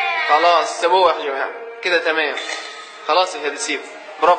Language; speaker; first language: Arabic; native; Arabic